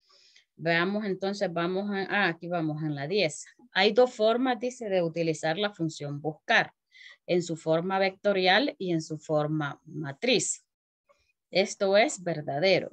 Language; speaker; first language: Spanish; native; Spanish